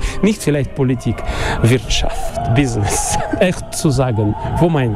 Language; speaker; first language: German; non-native, learner; Russian